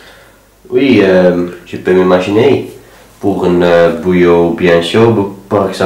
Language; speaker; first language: French; non-native, learner; Dutch